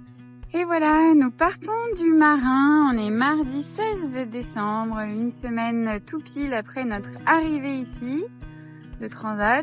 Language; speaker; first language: French; native; French